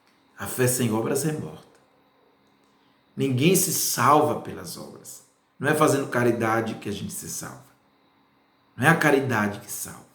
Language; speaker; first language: Portuguese; native; Portuguese